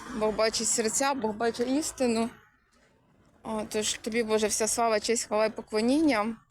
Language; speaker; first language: Ukrainian; native; Ukrainian